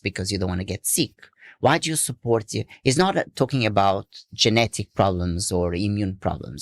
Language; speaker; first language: English; non-native, fluent; Portuguese